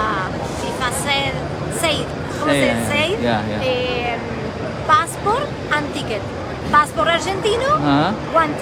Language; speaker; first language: English; non-native, learner; Spanish